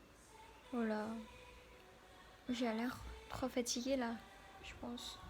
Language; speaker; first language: French; non-native, learner; Korean